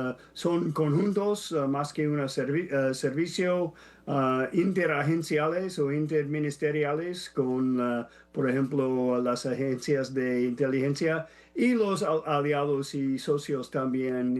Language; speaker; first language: Spanish; non-native, fluent; English